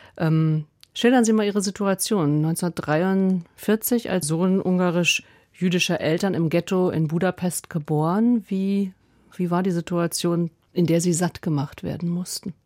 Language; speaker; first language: German; native; German